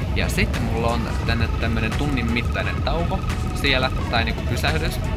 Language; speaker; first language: Finnish; non-native, fluent; Russian